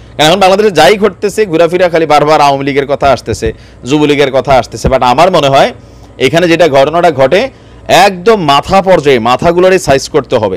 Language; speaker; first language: Bangla; native; Bangla